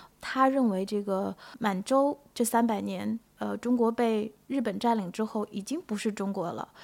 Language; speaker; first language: Chinese; native; Chinese